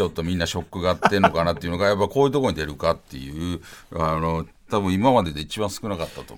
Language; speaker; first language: Japanese; native; Japanese